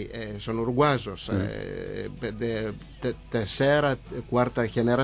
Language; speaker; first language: Spanish; non-native, learner; Greek